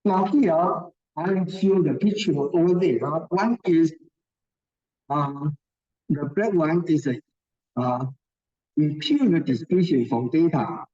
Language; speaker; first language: English; non-native, fluent; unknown